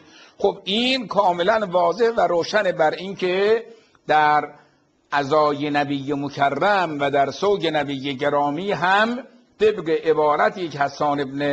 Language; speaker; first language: Persian; native; Persian